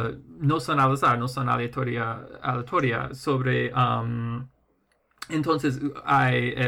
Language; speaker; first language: Spanish; non-native, fluent; English